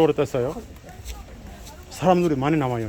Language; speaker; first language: Korean; non-native, learner; Bangla